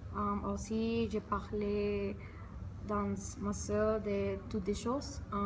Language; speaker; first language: French; non-native, learner; Spanish